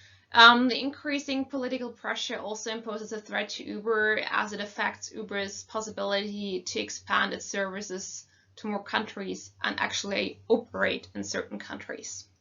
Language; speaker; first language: English; non-native, fluent; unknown